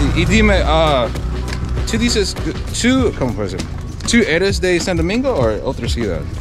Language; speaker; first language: Spanish; non-native, learner; English